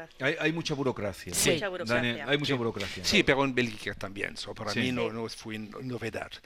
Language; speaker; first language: Spanish; non-native, learner; French